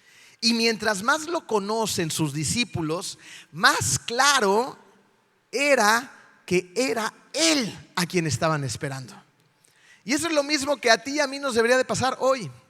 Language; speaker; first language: Spanish; native; Spanish